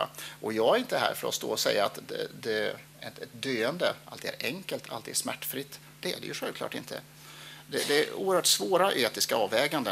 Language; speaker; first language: Swedish; native; Swedish